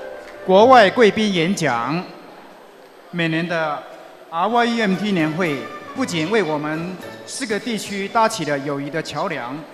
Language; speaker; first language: Chinese; native; Chinese